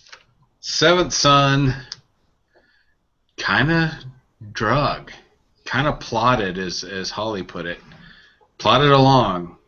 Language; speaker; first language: English; native; English